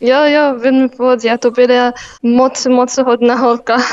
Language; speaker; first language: Czech; non-native, learner; Arabic